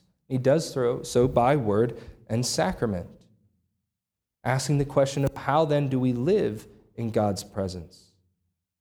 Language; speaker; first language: English; native; English